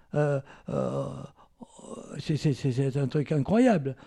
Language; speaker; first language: French; native; French